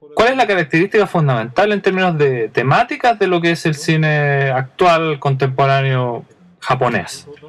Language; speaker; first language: Spanish; native; Spanish